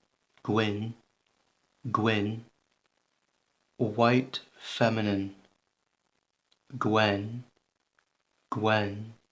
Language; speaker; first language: Welsh; non-native, learner; English